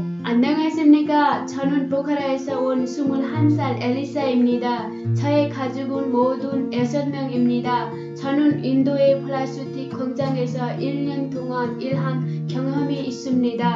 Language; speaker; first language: Korean; non-native, learner; Nepali